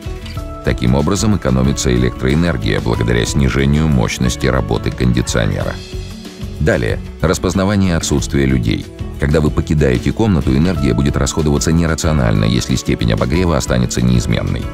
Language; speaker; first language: Russian; native; Russian